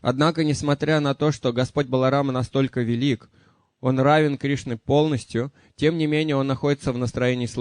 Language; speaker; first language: Russian; native; Russian